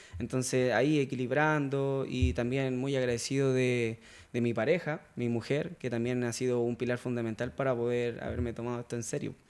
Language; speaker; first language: Spanish; native; Spanish